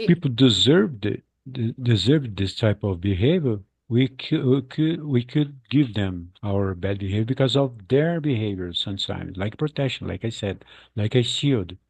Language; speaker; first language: English; non-native, fluent; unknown